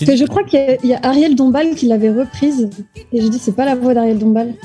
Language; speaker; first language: French; native; French